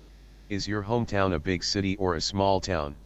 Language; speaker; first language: English; non-native, learner; Vietnamese